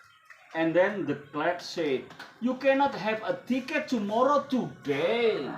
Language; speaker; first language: English; non-native, learner; Indonesian